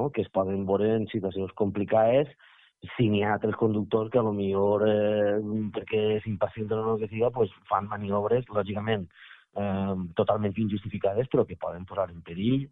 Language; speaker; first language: Catalan; native; Catalan